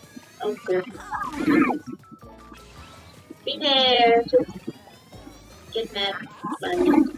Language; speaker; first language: English; non-native, fluent; Thai